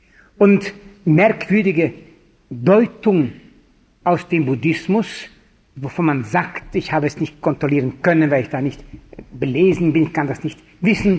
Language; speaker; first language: German; non-native, fluent; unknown